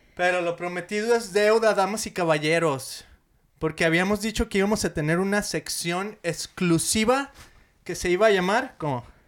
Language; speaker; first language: Spanish; early bilingual, heritage; Spanish